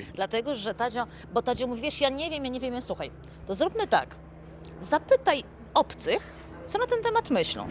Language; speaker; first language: Polish; native; Polish